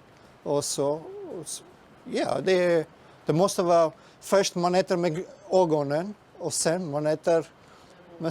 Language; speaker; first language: Swedish; non-native, fluent; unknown